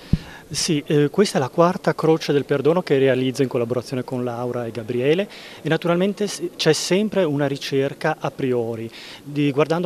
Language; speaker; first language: Italian; native; Italian